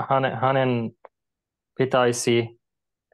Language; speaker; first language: Finnish; non-native, learner; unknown